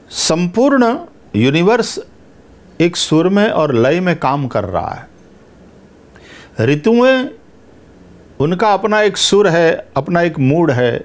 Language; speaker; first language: Hindi; non-native, local second language; Gujarati